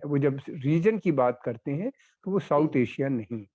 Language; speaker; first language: Hindi; native; Hindi